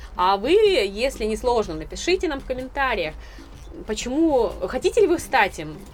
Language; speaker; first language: Russian; native; Russian